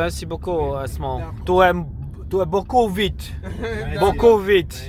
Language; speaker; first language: French; non-native, learner; Polish